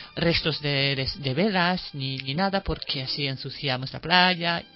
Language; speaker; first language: Spanish; non-native, fluent; Japanese